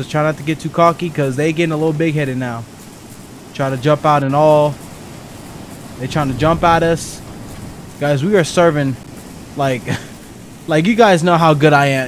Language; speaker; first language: English; native; English